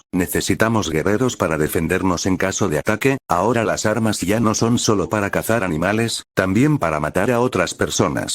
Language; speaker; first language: Spanish; native; Spanish